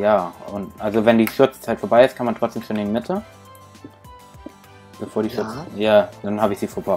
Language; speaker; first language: German; native; German